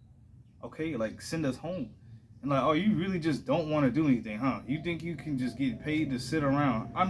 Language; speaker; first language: English; native; English